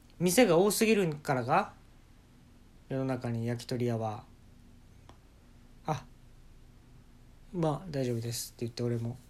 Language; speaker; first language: Japanese; native; Japanese